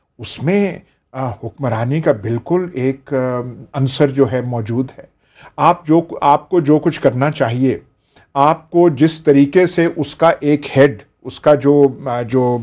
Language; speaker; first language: Urdu; native; Urdu